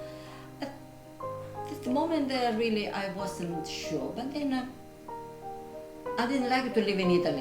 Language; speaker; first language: English; non-native, fluent; Italian